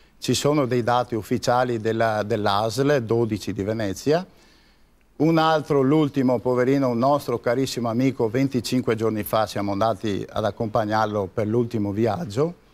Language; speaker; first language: Italian; native; Italian